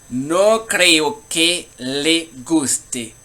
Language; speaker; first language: Spanish; non-native, learner; Haitian Creole